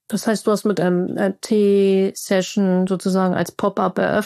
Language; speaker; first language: German; native; German